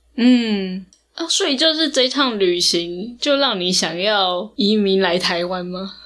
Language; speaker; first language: Chinese; native; Chinese